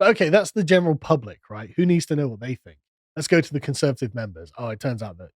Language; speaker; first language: English; native; English